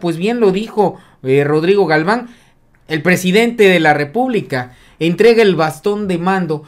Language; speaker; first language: Spanish; native; Spanish